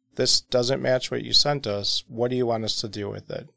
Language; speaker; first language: English; native; English